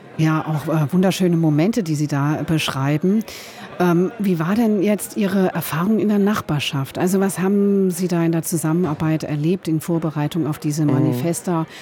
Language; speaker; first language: German; native; German